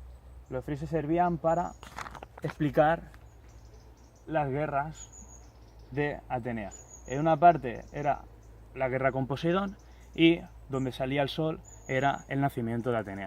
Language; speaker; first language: Spanish; native; Spanish